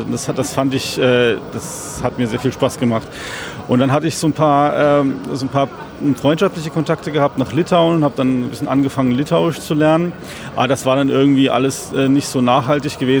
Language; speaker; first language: German; native; German